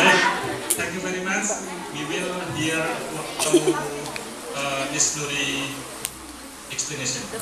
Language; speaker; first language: English; non-native, learner; Indonesian